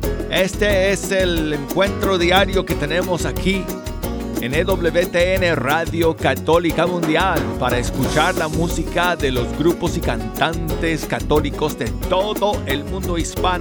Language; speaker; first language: Spanish; native; Spanish